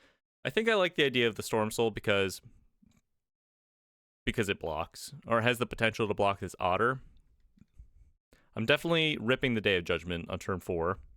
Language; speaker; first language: English; native; English